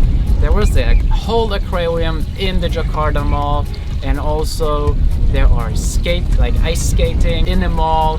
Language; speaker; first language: English; non-native, fluent; German